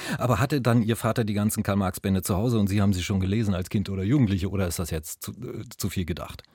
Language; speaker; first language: German; native; German